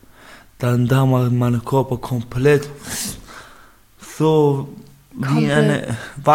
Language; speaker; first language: German; non-native, learner; Baluchi